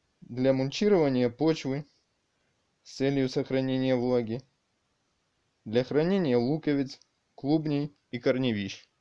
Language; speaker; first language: Russian; native; Russian